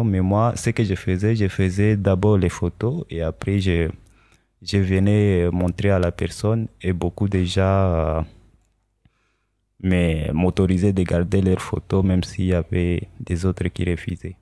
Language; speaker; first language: French; non-native, local second language; Swahili